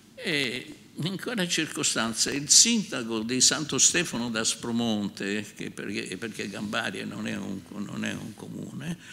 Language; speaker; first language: Italian; native; Italian